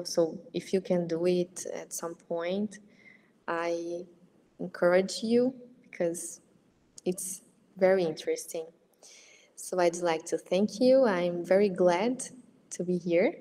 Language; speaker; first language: English; non-native, fluent; Portuguese